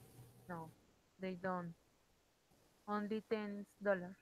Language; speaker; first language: English; non-native, learner; Spanish